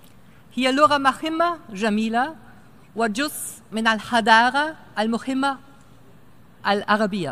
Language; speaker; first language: Arabic; non-native, fluent; German